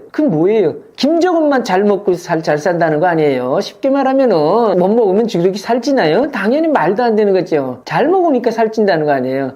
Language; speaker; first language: Korean; native; Korean